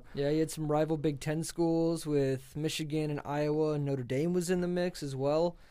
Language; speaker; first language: English; native; English